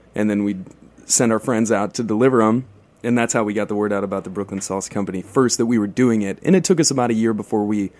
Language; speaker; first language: English; native; English